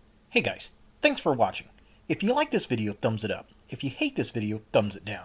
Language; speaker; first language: English; native; English